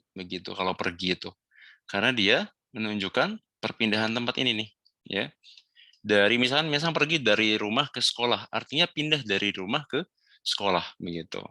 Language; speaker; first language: Indonesian; native; Indonesian